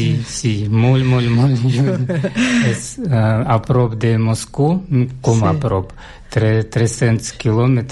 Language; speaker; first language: Catalan; non-native, learner; Russian